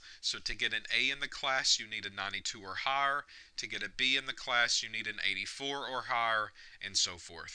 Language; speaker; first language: English; native; English